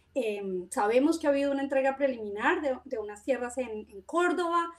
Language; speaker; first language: Spanish; native; Spanish